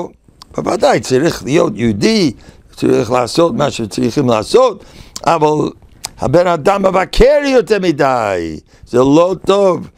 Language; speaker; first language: Hebrew; non-native, fluent; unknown